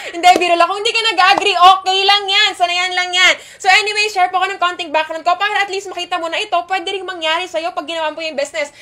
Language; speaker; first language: Filipino; non-native, local second language; Iloko